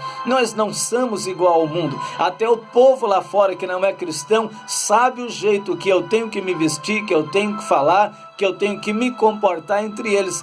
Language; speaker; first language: Portuguese; native; Portuguese